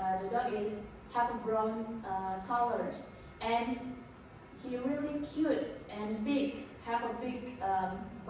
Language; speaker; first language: English; non-native, learner; Indonesian